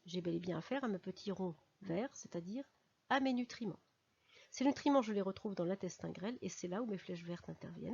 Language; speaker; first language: French; native; French